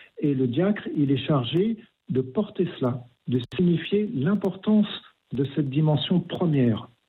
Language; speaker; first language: French; native; French